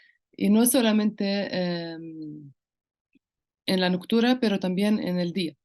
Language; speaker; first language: Spanish; non-native, local second language; Arabic